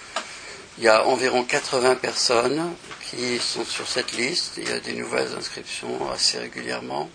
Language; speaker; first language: French; native; French